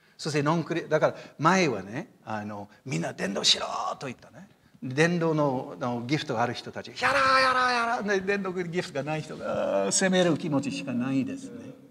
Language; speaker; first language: Japanese; non-native, fluent; English